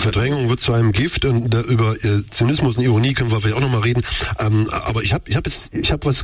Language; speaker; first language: German; native; German